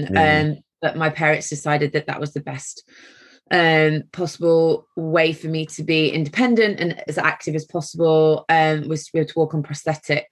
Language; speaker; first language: English; native; English